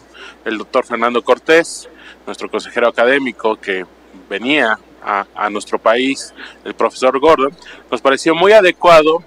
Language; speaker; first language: Spanish; native; Spanish